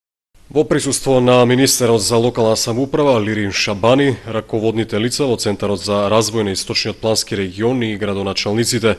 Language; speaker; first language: Macedonian; native; Macedonian